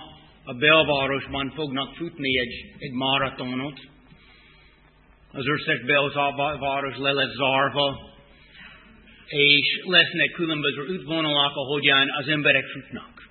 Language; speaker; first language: Hungarian; non-native, fluent; English